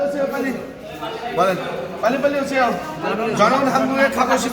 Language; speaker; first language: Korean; non-native, fluent; Bangla